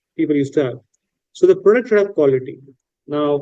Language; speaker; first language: English; non-native, local second language; Hindi